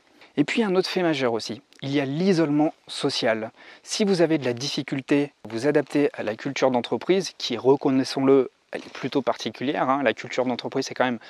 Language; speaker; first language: French; native; French